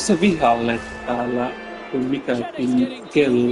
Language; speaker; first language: Finnish; non-native, learner; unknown